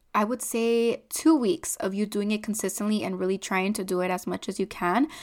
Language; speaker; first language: English; non-native, fluent; Spanish